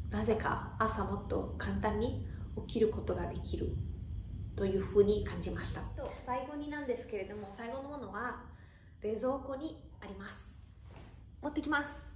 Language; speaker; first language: Japanese; non-native, fluent; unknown